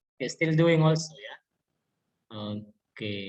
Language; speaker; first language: English; non-native, learner; Indonesian